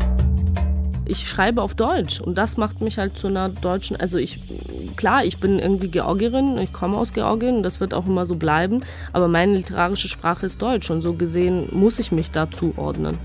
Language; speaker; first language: German; non-native, fluent; Georgian